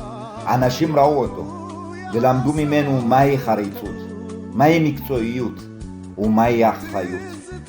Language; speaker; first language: Hebrew; early bilingual, other home language; Amharic